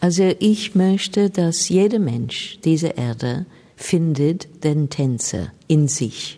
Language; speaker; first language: German; non-native, fluent; English